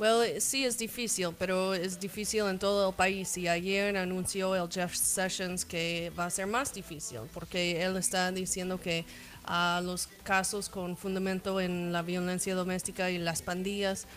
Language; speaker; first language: Spanish; non-native, fluent; English